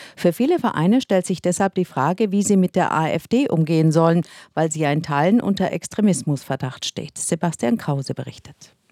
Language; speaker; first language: German; native; German